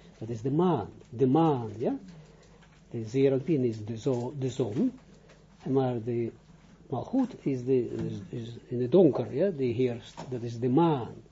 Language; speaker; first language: Dutch; non-native, fluent; Russian